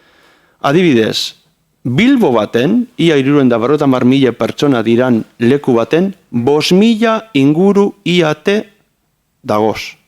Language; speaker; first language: Basque; native; Basque